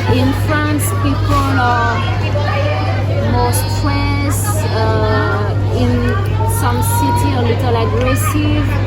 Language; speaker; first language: English; non-native, learner; French